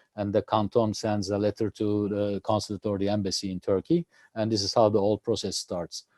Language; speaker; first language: English; non-native, fluent; Turkish